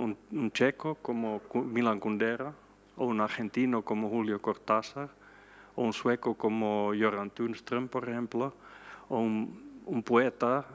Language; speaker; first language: Spanish; non-native, fluent; Swedish